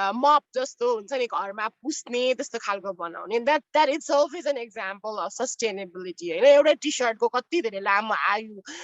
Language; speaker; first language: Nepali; non-native, local second language; Newari